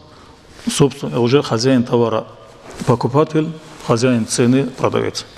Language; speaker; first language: Russian; non-native, local second language; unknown